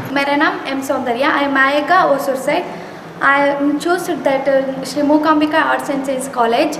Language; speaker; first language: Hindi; non-native, local second language; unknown